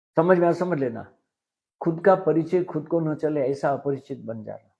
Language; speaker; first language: Hindi; non-native, local second language; Gujarati